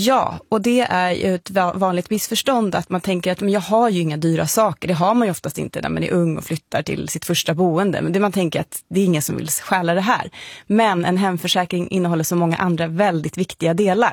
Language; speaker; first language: Swedish; native; Swedish